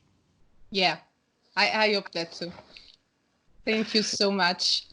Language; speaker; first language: English; non-native, learner; Italian